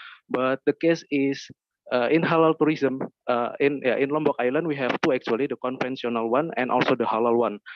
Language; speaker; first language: English; non-native, fluent; Indonesian